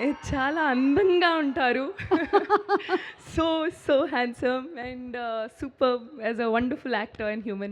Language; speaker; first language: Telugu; non-native, local second language; Hindi